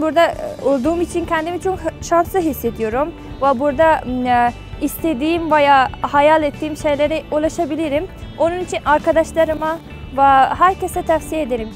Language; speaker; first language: Turkish; non-native, fluent; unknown